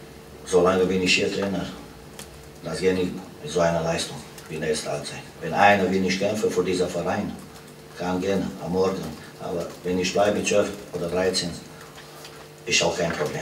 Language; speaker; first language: German; non-native, fluent; Romanian